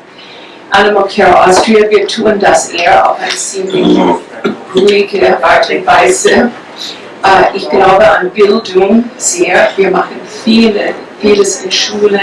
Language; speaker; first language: German; non-native, fluent; English